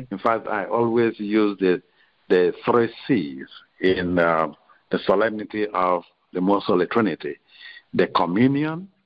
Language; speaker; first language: English; non-native, local second language; Igbo